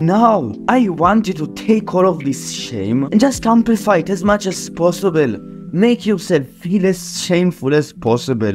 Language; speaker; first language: English; non-native, fluent; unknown